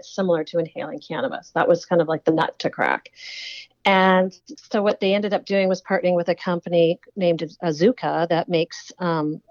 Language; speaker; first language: English; native; English